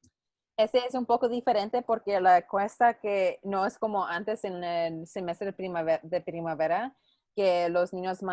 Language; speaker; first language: Spanish; non-native, learner; English